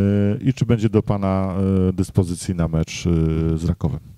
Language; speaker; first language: Polish; native; Polish